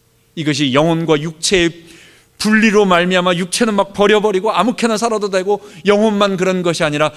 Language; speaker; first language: Korean; native; Korean